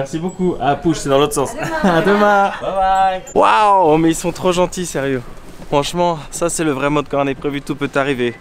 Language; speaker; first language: French; native; French